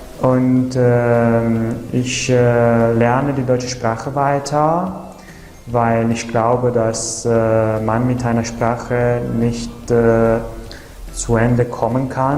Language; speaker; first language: German; non-native, fluent; Italian